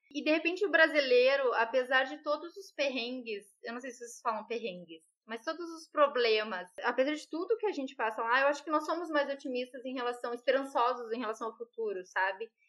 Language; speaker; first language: Portuguese; native; Portuguese